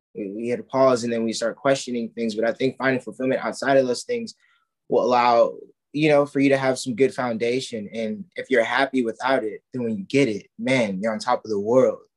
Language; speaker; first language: English; native; English